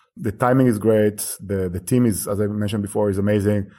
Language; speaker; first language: English; non-native, fluent; Hebrew